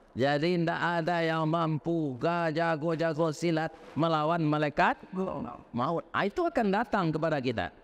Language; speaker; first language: Indonesian; non-native, local second language; Minangkabau